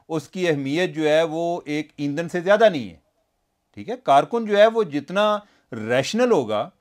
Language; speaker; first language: Urdu; non-native, local second language; Punjabi